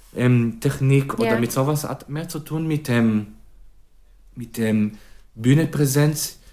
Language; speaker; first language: German; non-native, fluent; Hebrew